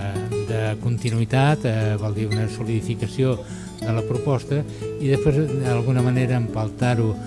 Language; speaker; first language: Catalan; native; Catalan